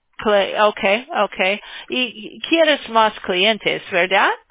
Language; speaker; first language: Spanish; non-native, learner; English